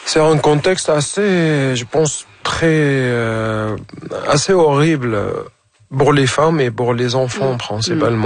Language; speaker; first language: French; non-native, fluent; Arabic